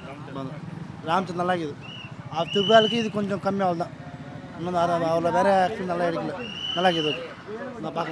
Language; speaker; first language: Tamil; non-native, learner; Telugu